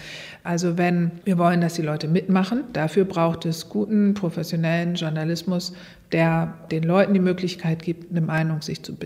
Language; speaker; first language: German; native; German